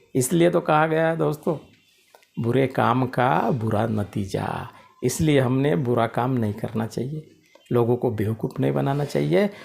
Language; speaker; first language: Hindi; non-native, local second language; Marathi